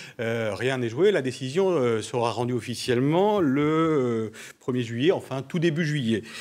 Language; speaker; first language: French; native; French